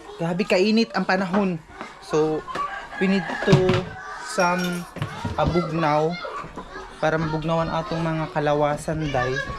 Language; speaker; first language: Filipino; non-native, local second language; Cebuano